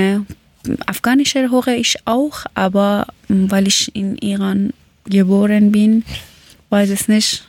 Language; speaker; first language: German; non-native, learner; Persian